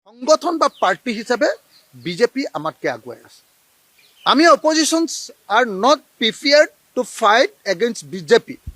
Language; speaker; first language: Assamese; native; Assamese